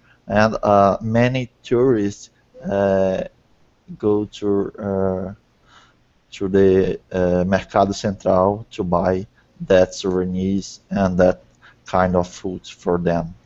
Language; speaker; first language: English; non-native, learner; Portuguese